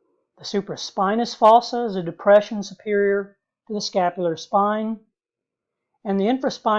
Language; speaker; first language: English; native; English